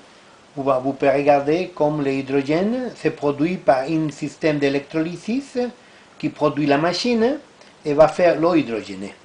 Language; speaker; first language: French; non-native, learner; Italian